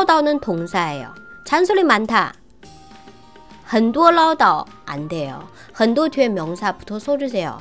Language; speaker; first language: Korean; non-native, fluent; Chinese